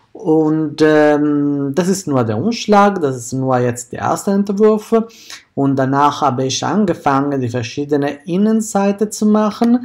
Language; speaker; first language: German; non-native, fluent; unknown